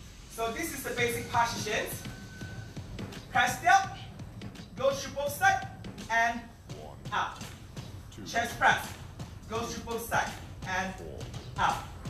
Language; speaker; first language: English; non-native, local second language; Chinese